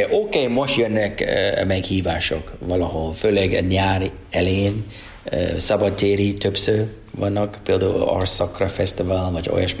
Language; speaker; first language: Hungarian; non-native, learner; English